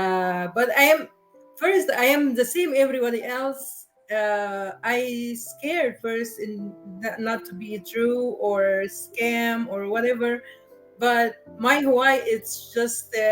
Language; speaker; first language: English; non-native, learner; Arabic